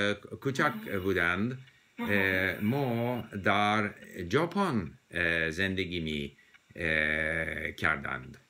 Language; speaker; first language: Persian; non-native, learner; English